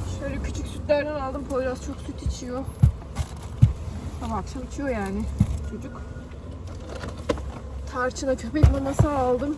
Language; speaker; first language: Turkish; early bilingual, other home language; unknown